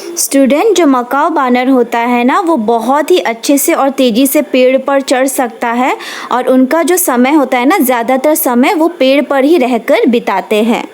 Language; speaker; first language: Hindi; non-native, local second language; Bangla